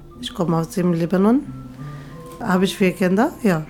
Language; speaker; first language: German; non-native, learner; Arabic